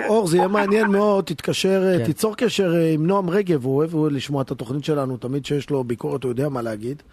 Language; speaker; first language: Hebrew; native; Hebrew